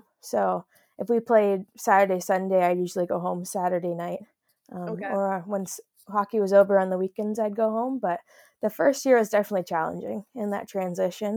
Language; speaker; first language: English; native; English